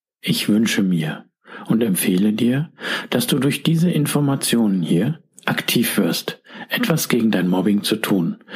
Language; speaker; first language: German; native; German